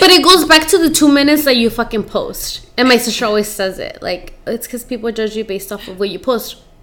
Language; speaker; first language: English; early bilingual, other home language; Spanish